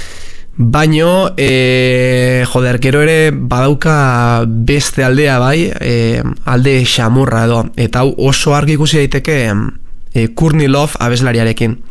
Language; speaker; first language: Basque; native; Basque